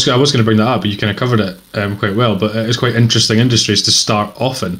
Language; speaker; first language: English; native; English